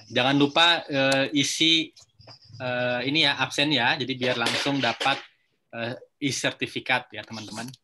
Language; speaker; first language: Indonesian; native; Indonesian